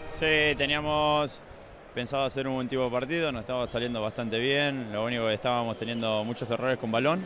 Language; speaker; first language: Spanish; native; Spanish